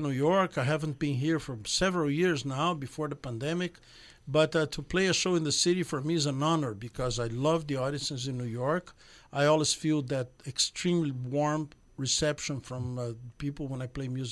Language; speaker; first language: English; non-native, fluent; Portuguese